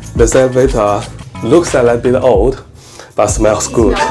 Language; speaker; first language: English; non-native, learner; Chinese